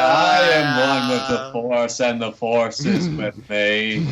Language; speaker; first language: English; native; English